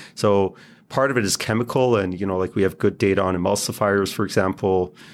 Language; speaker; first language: English; non-native, fluent; Hebrew